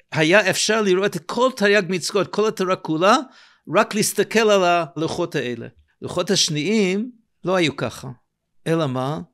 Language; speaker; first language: Hebrew; non-native, fluent; English